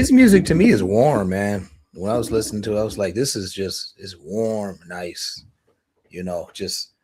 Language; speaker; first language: English; native; English